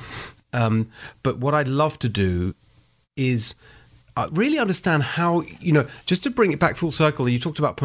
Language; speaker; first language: English; native; English